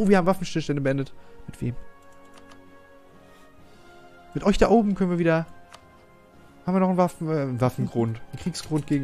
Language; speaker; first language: German; native; German